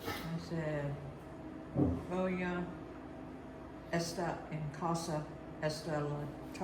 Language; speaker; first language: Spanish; non-native, learner; English